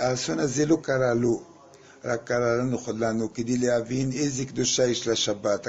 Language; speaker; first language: Hebrew; non-native, fluent; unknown